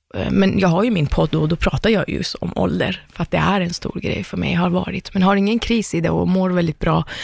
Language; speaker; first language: Swedish; early bilingual, other home language; Persian